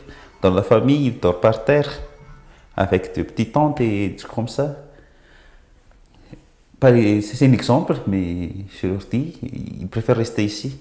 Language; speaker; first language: French; non-native, local second language; Malagasy